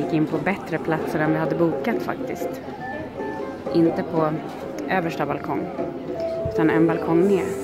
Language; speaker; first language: Swedish; native; Swedish